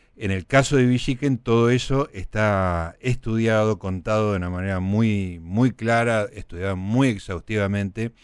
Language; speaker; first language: Spanish; native; Spanish